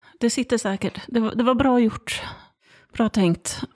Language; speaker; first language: Swedish; native; Swedish